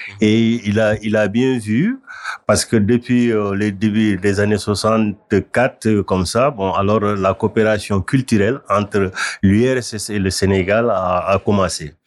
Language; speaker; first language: French; non-native, local second language; Wolof